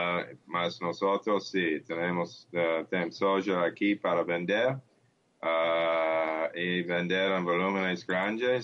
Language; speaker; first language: Portuguese; non-native, learner; English